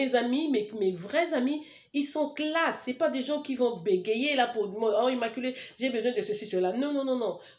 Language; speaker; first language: French; non-native, local second language; Lingala